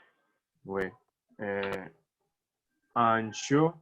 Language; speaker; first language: French; non-native, learner; Spanish